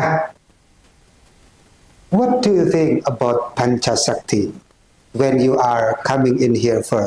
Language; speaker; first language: English; non-native, learner; Indonesian